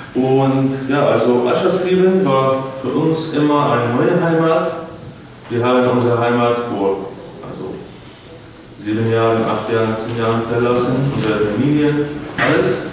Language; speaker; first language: German; non-native, fluent; Arabic